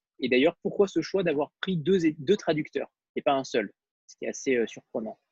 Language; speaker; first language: French; native; French